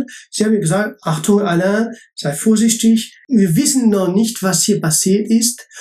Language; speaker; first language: German; non-native, local second language; French